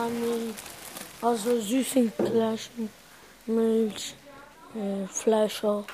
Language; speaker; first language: German; non-native, learner; Romany